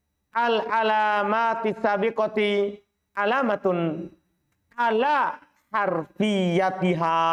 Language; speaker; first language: Arabic; non-native, fluent; Indonesian